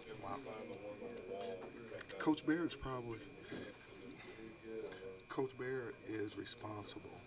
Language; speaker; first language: English; native; English